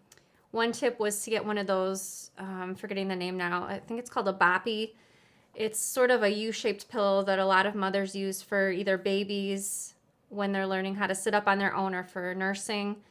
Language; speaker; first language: English; native; English